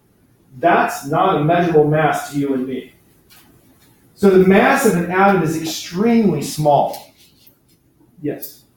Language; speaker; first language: English; native; English